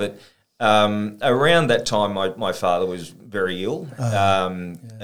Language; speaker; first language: English; native; English